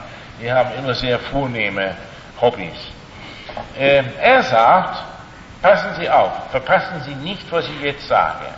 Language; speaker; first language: German; non-native, fluent; English